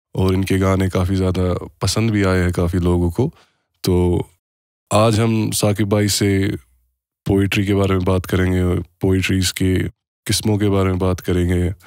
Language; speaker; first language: Hindi; non-native, local second language; Kashmiri